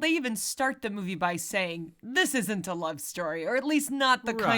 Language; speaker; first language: English; native; English